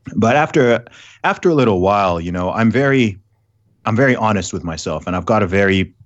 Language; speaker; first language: English; early bilingual, other home language; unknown